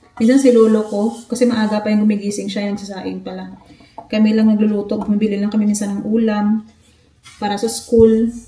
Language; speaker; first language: Filipino; non-native, local second language; Hiligaynon